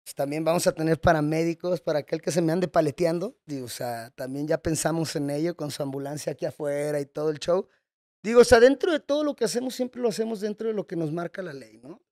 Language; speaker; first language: Spanish; native; Spanish